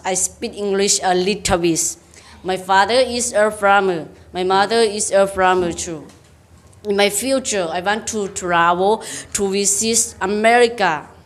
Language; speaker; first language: English; non-native, learner; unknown